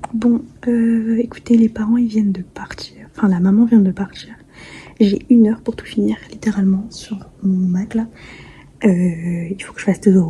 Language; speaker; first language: French; native; French